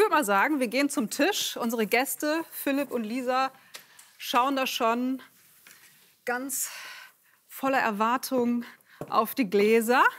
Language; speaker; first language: German; native; German